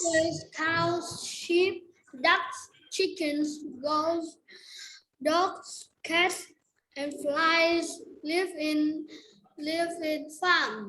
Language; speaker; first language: English; non-native, learner; Vietnamese